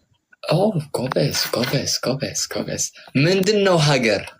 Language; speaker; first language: Amharic; non-native, learner; Tigrinya